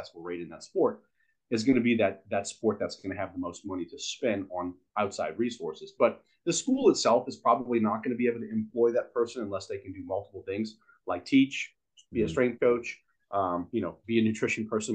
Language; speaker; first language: English; native; English